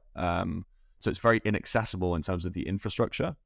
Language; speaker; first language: English; native; English